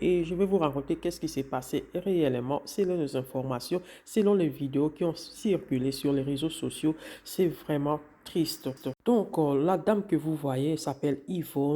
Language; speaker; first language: French; non-native, local second language; Lingala